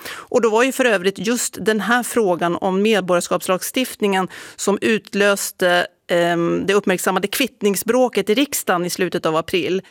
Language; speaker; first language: Swedish; native; Swedish